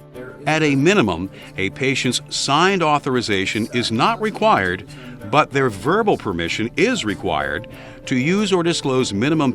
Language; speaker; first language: English; native; English